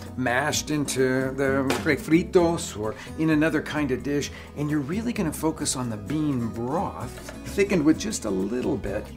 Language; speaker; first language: English; native; English